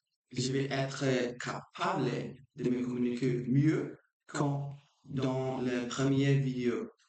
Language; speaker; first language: French; non-native, learner; Portuguese